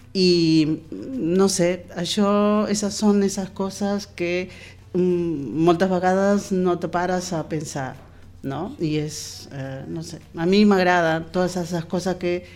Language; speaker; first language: Catalan; non-native, fluent; Spanish